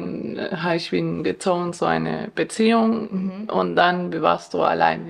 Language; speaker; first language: German; non-native, fluent; Spanish